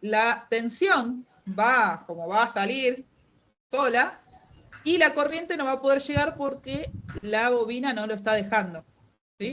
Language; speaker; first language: Spanish; native; Spanish